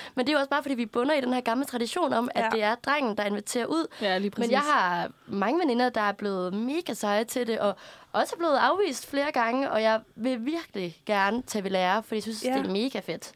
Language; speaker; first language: Danish; native; Danish